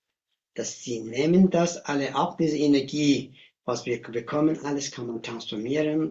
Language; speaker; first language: German; non-native, learner; Tibetan